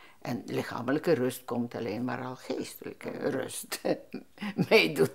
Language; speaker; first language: Dutch; non-native, fluent; Russian